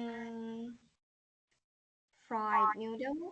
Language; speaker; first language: English; non-native, learner; Chinese